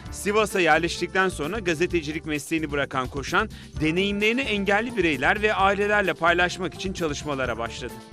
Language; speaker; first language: Turkish; native; Turkish